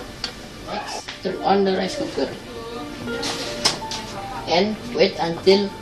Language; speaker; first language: English; non-native, learner; Indonesian